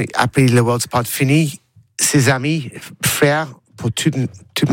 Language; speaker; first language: French; non-native, learner; English